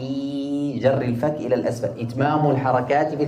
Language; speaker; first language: Arabic; native; Arabic